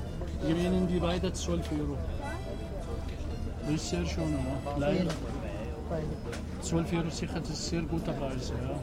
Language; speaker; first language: German; non-native, learner; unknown